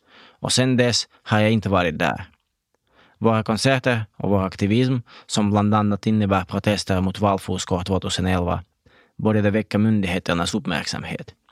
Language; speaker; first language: Swedish; non-native, fluent; Russian